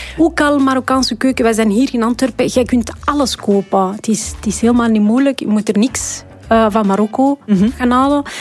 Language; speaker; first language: Dutch; non-native, fluent; Arabic